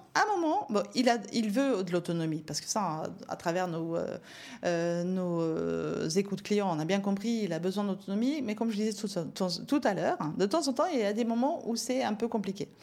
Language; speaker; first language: French; non-native, fluent; Norwegian